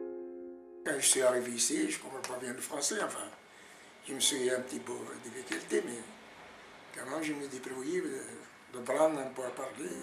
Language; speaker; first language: French; non-native, learner; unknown